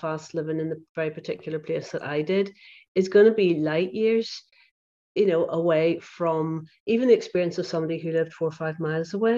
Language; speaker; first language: English; native; English